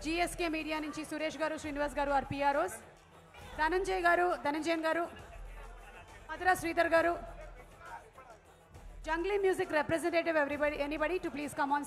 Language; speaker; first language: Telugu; native; Telugu